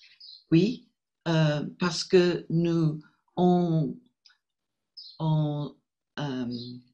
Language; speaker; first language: French; non-native, fluent; English